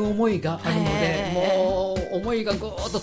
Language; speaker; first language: Japanese; native; Japanese